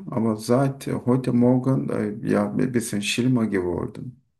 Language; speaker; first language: German; non-native, learner; Turkish